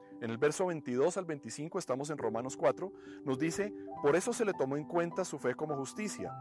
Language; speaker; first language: Spanish; native; Spanish